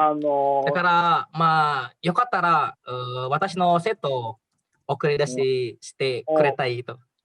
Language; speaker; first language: Japanese; non-native, learner; Indonesian